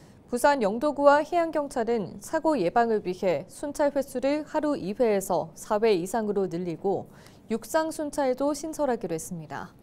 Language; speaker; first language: Korean; native; Korean